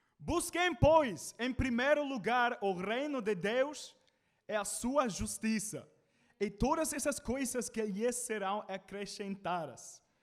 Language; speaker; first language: Portuguese; non-native, learner; English